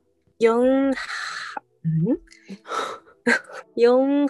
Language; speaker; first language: Korean; non-native, learner; Japanese